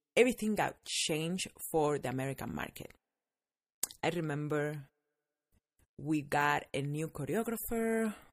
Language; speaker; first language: English; non-native, fluent; Spanish